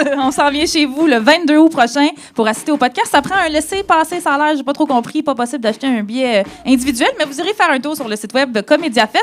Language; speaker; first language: French; native; French